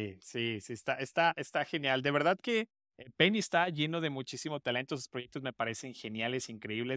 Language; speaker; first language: Spanish; native; Spanish